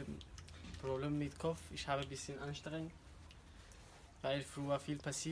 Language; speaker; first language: German; non-native, learner; Kurdish